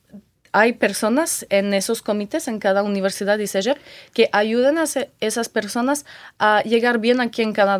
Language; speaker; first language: Spanish; non-native, fluent; French